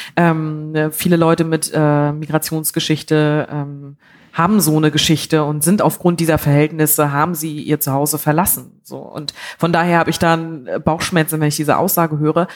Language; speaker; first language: German; early bilingual, other home language; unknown